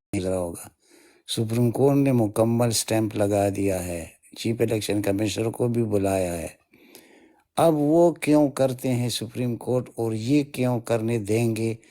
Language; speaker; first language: Urdu; non-native, local second language; Pashto